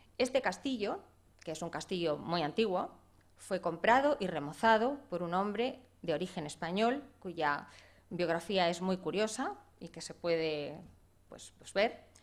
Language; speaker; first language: Spanish; native; Spanish